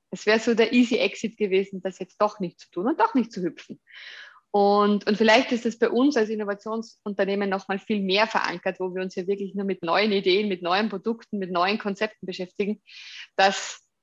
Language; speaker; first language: German; native; German